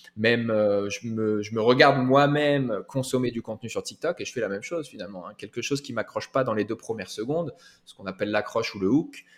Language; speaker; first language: French; native; French